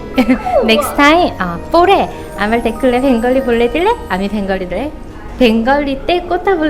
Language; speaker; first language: Bangla; non-native, learner; Korean